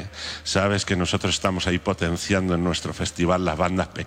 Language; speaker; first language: Spanish; native; Spanish